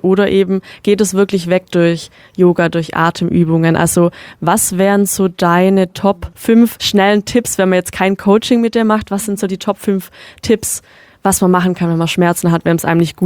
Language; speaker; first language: German; native; German